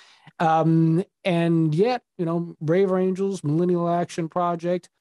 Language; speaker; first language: English; native; English